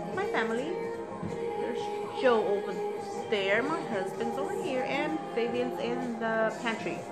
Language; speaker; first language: English; early bilingual, other home language; Spanish